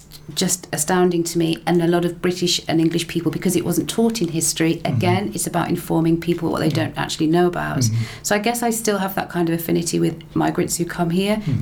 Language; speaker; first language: English; native; English